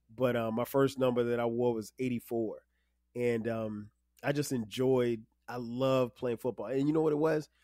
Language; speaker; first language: English; native; English